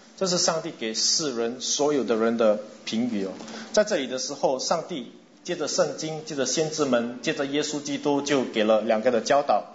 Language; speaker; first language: Chinese; non-native, local second language; English